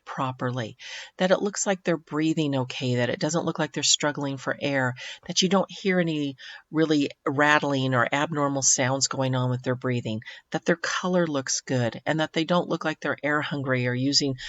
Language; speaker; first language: English; native; English